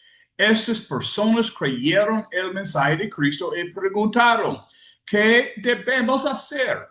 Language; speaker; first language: Spanish; non-native, learner; English